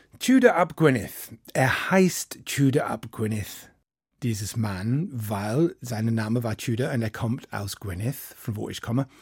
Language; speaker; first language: German; non-native, fluent; English